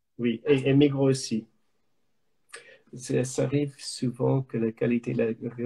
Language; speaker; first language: French; non-native, learner; English